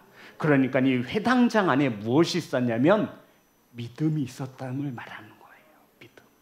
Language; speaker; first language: Korean; native; Korean